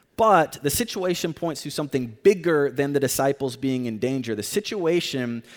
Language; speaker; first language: English; native; English